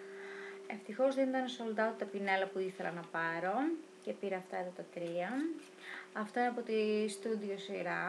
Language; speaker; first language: Greek; native; Greek